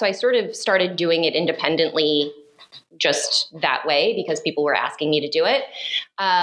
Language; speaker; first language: English; native; English